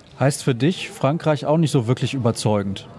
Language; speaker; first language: German; native; German